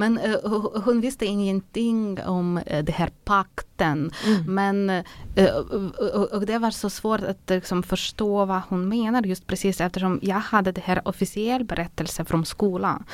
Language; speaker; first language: Swedish; non-native, fluent; Ukrainian